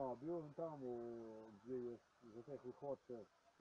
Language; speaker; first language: Polish; non-native, learner; Ukrainian